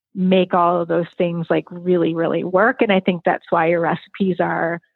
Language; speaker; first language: English; native; English